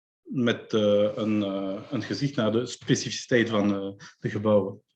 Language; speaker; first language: Dutch; non-native, local second language; French